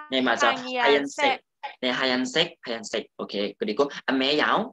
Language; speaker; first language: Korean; non-native, fluent; Thai